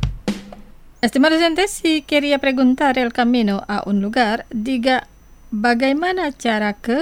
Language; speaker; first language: Spanish; non-native, fluent; Indonesian